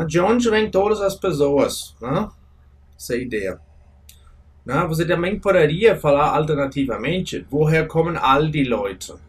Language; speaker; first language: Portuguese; non-native, fluent; German